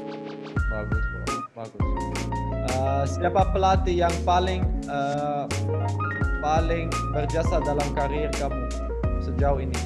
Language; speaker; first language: Indonesian; non-native, learner; Dutch